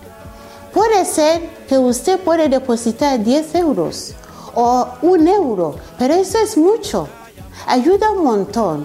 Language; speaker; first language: Spanish; non-native, fluent; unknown